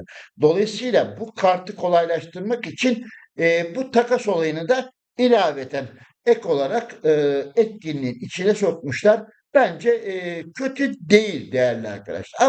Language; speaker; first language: Turkish; native; Turkish